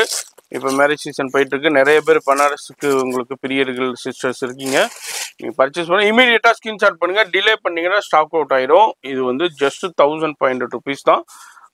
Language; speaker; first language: Tamil; native; Tamil